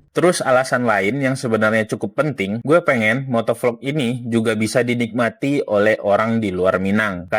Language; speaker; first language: Indonesian; non-native, local second language; Minangkabau